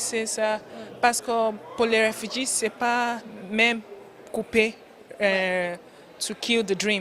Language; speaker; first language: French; non-native, learner; English